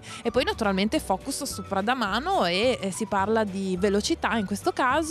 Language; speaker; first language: Italian; native; Italian